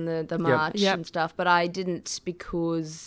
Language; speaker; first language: English; native; English